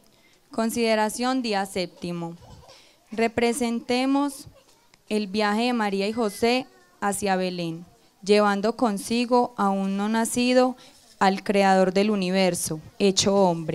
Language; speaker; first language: Spanish; native; Spanish